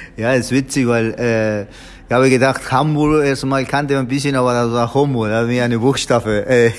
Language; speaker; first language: German; non-native, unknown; Spanish